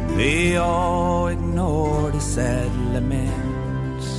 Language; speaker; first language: English; native; English